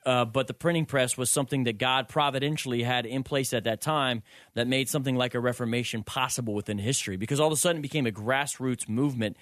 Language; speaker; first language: English; native; English